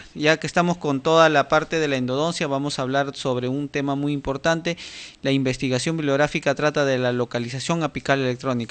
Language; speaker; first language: Spanish; native; Spanish